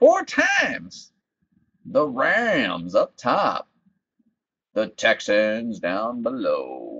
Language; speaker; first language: English; native; English